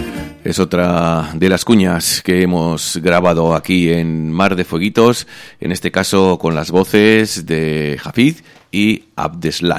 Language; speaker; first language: Spanish; native; Spanish